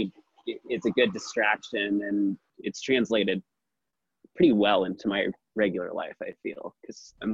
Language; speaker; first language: English; native; English